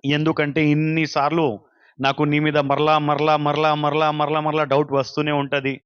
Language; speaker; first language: Telugu; non-native, local second language; Urdu